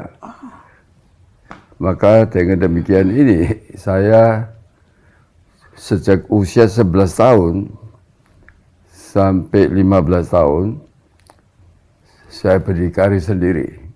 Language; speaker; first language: Indonesian; non-native, local second language; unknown